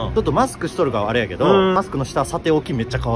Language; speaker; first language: Japanese; native; Japanese